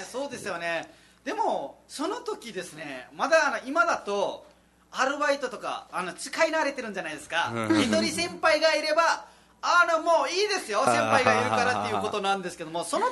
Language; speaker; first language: Japanese; non-native, fluent; Nepali